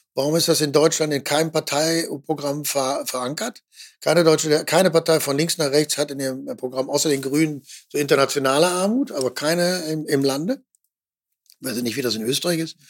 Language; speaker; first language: German; native; German